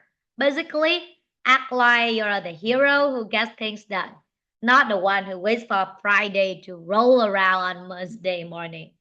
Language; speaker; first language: English; non-native, fluent; Vietnamese